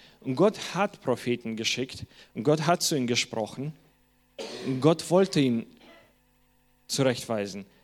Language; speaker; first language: German; non-native, fluent; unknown